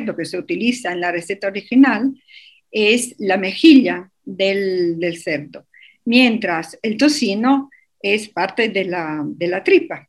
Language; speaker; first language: Spanish; non-native, fluent; Italian